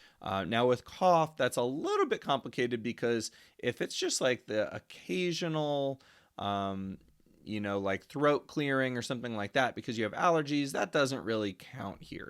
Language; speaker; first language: English; native; English